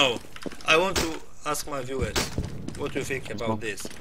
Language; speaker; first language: English; non-native, learner; Polish